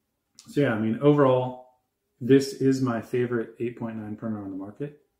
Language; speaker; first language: English; native; English